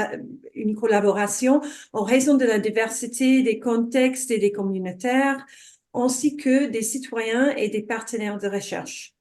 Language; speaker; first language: French; non-native, fluent; English